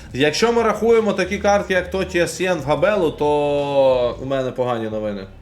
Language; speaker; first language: Ukrainian; non-native, local second language; Russian